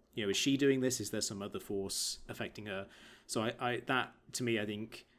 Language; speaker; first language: English; native; English